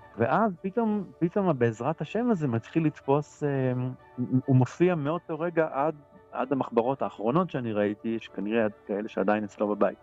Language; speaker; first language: Hebrew; native; Hebrew